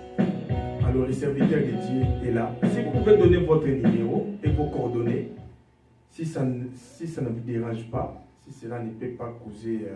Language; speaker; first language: French; non-native, local second language; Lingala